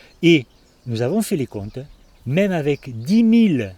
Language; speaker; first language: French; native; French